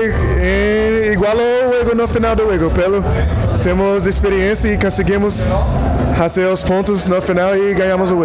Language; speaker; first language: Spanish; non-native, learner; Portuguese